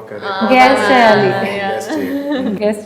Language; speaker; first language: Telugu; non-native, learner; Hindi